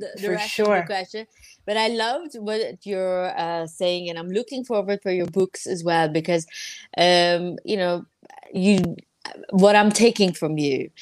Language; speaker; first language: English; non-native, fluent; Persian